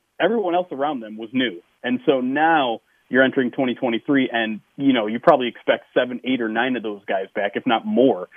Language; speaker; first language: English; native; English